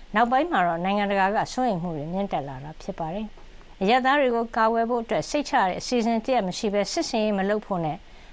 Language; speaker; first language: Burmese; native; Burmese